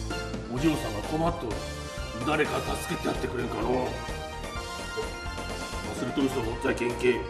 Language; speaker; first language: Japanese; native; Japanese